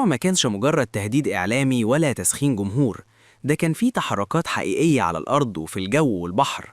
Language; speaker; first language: Arabic; native; Arabic